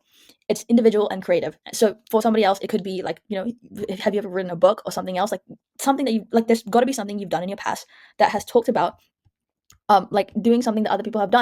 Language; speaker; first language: English; native; English